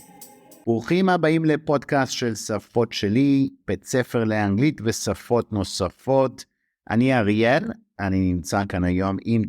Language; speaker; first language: Hebrew; native; Hebrew